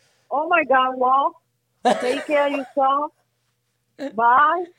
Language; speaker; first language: English; non-native, learner; Spanish